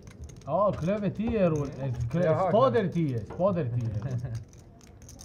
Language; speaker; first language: Swedish; native; Swedish